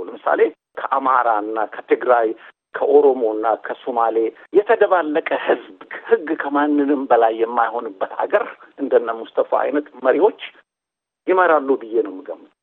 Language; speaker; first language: Amharic; non-native, local second language; Somali